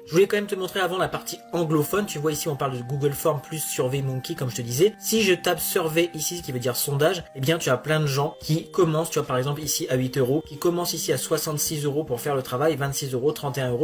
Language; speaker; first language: French; native; French